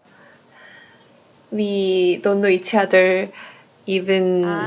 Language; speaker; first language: English; non-native, learner; Korean